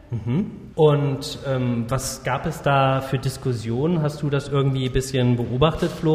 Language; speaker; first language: German; native; German